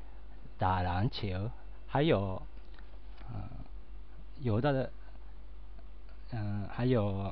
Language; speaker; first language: Chinese; non-native, learner; Japanese